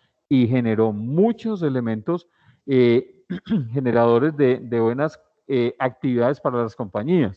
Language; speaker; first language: Spanish; native; Spanish